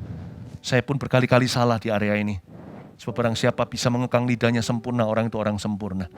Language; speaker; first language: Indonesian; native; Indonesian